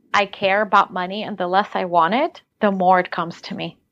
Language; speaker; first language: English; early bilingual, other home language; Russian